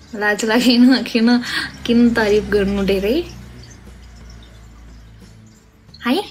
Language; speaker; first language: Nepali; non-native, learner; Hindi